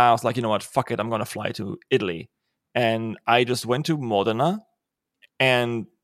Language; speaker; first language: English; non-native, fluent; German